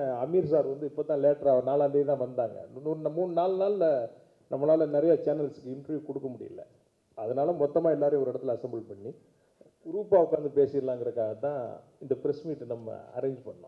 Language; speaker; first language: Tamil; native; Tamil